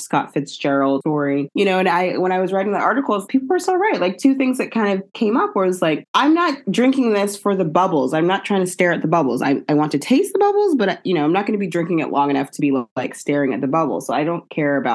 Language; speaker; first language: English; native; English